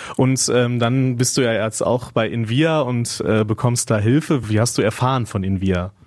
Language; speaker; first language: German; native; German